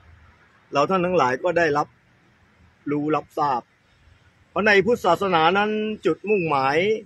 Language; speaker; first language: Thai; native; Thai